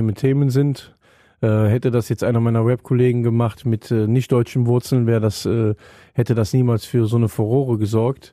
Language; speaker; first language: German; native; German